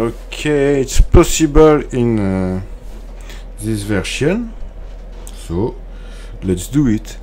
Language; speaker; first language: English; non-native, learner; French